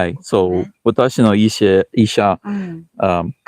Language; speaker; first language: Japanese; non-native, learner; English